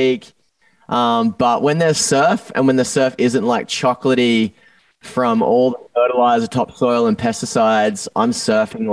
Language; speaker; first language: English; native; English